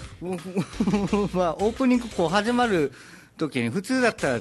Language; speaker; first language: Japanese; native; Japanese